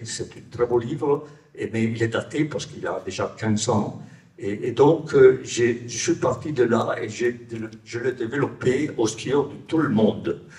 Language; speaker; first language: French; non-native, fluent; Italian